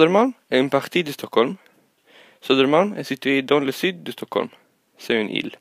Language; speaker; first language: French; non-native, learner; Swedish